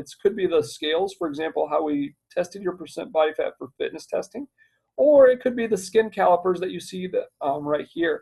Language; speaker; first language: English; native; English